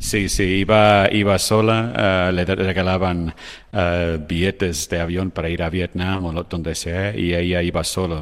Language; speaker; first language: Spanish; non-native, fluent; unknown